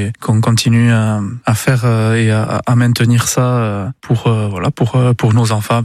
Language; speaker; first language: French; native; French